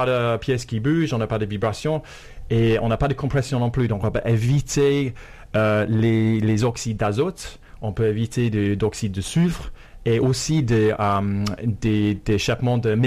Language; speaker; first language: French; non-native, fluent; English